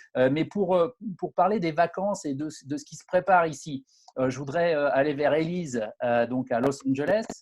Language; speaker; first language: French; native; French